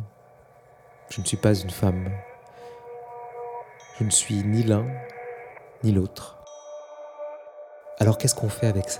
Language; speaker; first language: French; native; French